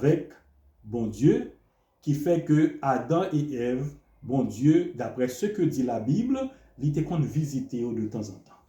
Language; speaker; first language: French; non-native, local second language; Haitian Creole